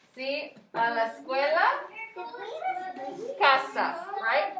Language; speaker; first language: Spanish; non-native, fluent; English